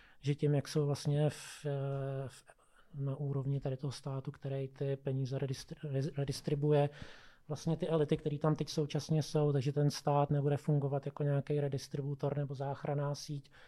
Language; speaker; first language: Czech; native; Czech